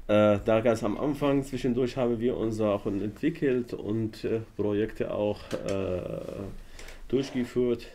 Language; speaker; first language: German; non-native, learner; Arabic